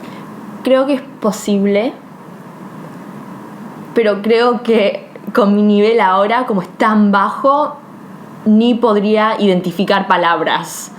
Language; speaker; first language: Spanish; early bilingual, heritage; Spanish